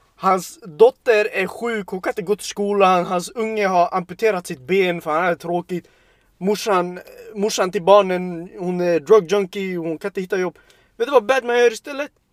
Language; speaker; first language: Swedish; early bilingual, other home language; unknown